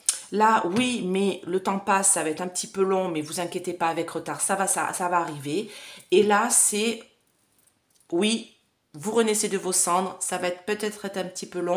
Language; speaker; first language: French; native; French